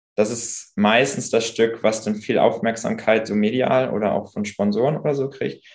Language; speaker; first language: German; native; German